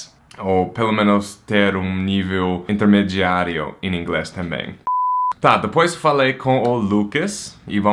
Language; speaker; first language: Portuguese; non-native, fluent; English